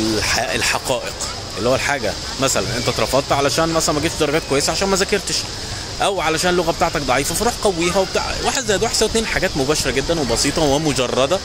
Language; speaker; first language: Arabic; native; Arabic